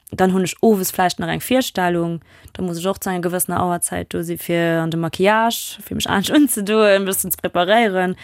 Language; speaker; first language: Luxembourgish; non-native, local second language; German